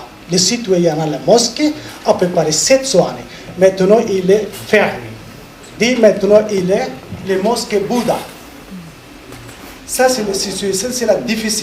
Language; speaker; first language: French; non-native, learner; Rohingya